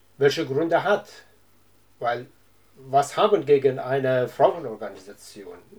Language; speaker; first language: German; non-native, learner; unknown